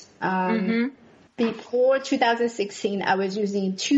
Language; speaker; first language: English; non-native, fluent; Chinese